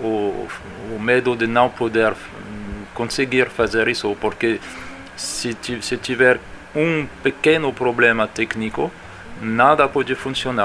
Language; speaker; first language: Portuguese; non-native, fluent; French